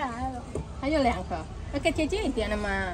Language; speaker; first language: Chinese; non-native, fluent; Indonesian